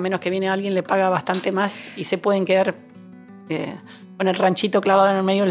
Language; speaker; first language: Spanish; native; Spanish